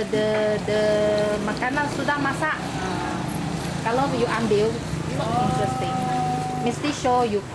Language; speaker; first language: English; non-native, learner; Malay